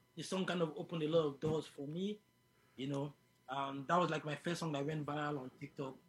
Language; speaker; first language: English; non-native, local second language; Yoruba